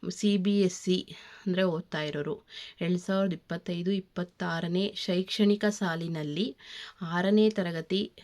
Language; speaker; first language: Kannada; native; Kannada